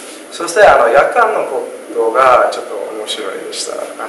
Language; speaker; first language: Japanese; non-native, learner; English